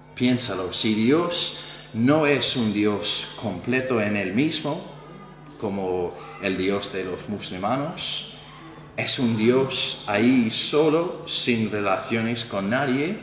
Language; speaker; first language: Spanish; non-native, fluent; English